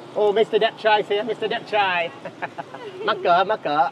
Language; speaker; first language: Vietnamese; non-native, learner; English